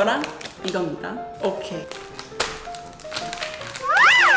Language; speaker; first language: Korean; non-native, fluent; Thai